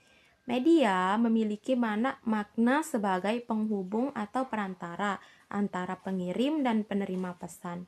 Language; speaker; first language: Indonesian; native; Indonesian